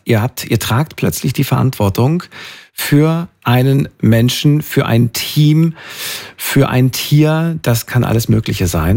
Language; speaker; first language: German; native; German